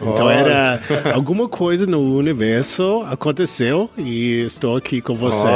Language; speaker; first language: Portuguese; non-native, learner; English